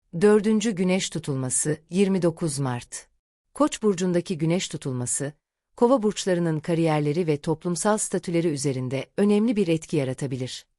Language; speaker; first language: Turkish; native; Turkish